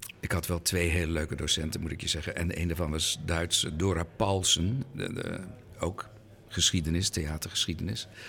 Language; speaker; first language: Dutch; early bilingual, other home language; English